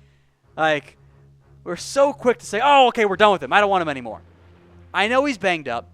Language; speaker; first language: English; native; English